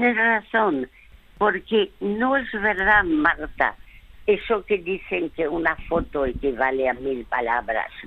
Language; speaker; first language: Spanish; early bilingual, other home language; French